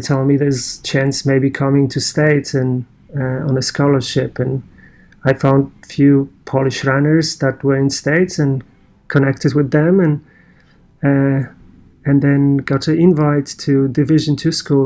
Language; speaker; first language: English; non-native, fluent; Polish